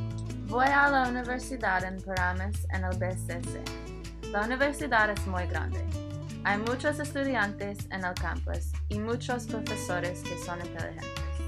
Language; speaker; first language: Spanish; non-native, learner; English